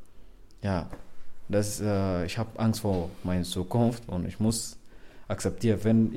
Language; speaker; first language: German; non-native, learner; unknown